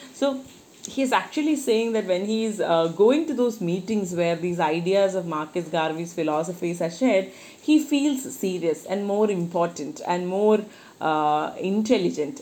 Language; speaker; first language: English; non-native, local second language; Malayalam